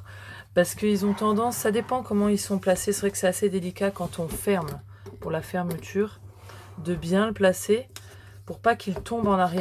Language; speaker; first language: French; native; French